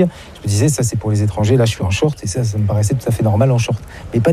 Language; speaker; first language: French; native; French